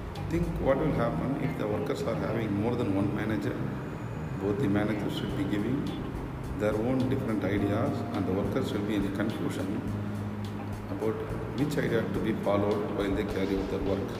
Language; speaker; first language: English; non-native, local second language; Tamil